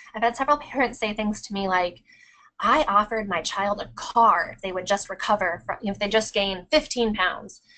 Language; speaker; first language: English; native; English